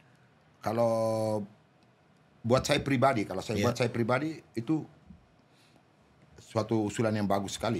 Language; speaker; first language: Indonesian; non-native, local second language; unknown